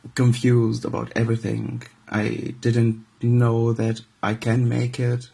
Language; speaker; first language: English; non-native, fluent; Arabic